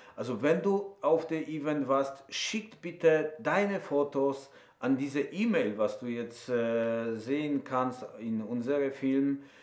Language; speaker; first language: German; non-native, fluent; Polish